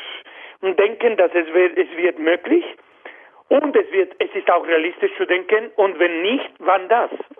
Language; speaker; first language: German; non-native, learner; Spanish